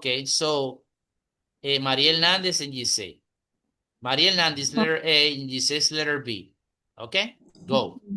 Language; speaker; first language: English; non-native, fluent; Spanish